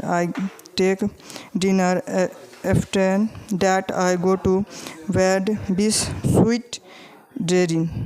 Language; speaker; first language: English; non-native, learner; Hindi